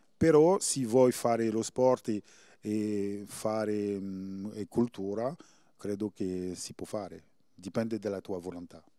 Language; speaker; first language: Italian; non-native, fluent; French